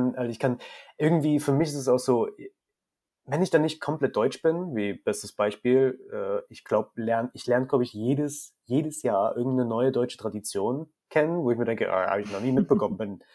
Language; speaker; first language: German; native; German